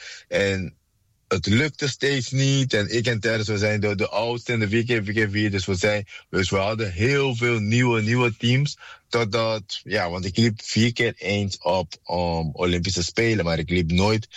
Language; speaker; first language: Dutch; non-native, fluent; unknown